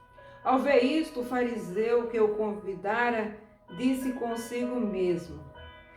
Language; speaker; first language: Portuguese; native; Portuguese